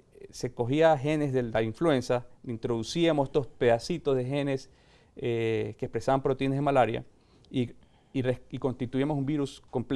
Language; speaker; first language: Spanish; native; Spanish